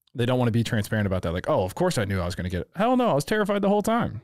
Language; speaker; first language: English; native; English